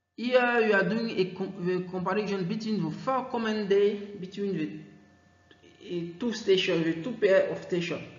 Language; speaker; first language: English; non-native, fluent; French